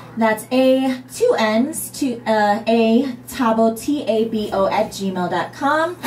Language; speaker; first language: English; native; English